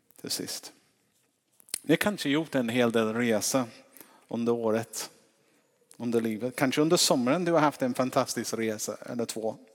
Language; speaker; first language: Swedish; non-native, fluent; English